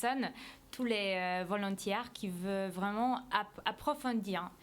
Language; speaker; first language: French; non-native, fluent; Polish